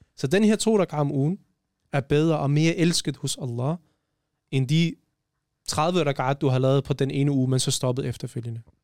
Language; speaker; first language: Danish; early bilingual, other home language; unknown